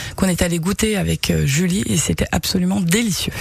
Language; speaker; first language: French; early bilingual, heritage; Japanese